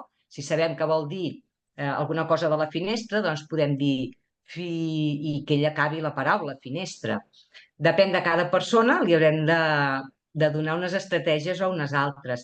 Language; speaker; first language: Catalan; native; Catalan